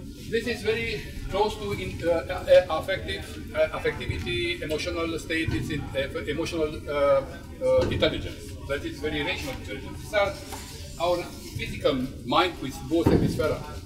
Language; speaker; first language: English; non-native, fluent; Romanian